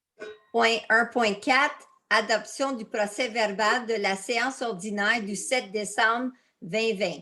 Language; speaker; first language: French; native; French